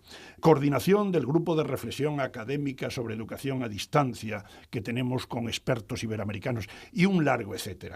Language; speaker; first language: Spanish; native; Spanish